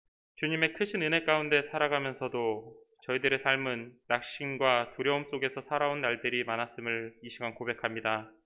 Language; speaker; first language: Korean; native; Korean